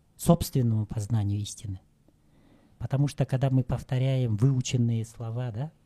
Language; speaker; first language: Russian; non-native, local second language; Kyrgyz